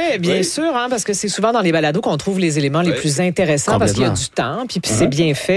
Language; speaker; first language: French; native; French